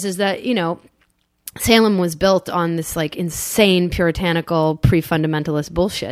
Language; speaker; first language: English; native; English